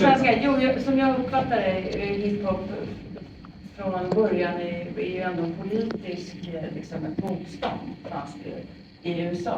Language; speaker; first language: Swedish; native; Swedish